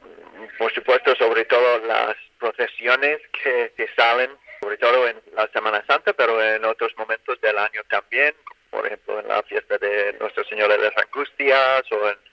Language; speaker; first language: Spanish; non-native, fluent; English